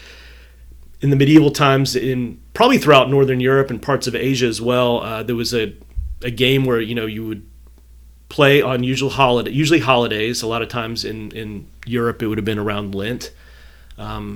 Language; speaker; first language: English; native; English